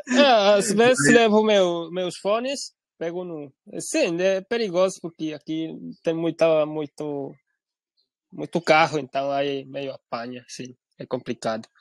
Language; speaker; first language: Portuguese; non-native, fluent; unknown